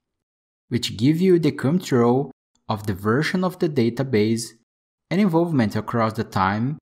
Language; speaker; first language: English; non-native, fluent; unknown